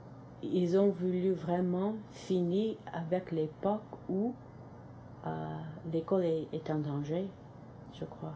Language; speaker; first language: French; non-native, local second language; English